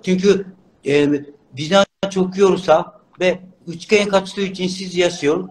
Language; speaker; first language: Turkish; non-native, learner; Japanese